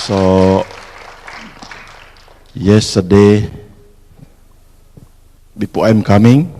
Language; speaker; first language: English; non-native, fluent; Indonesian